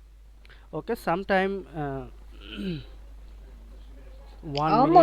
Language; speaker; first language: English; non-native, learner; Bangla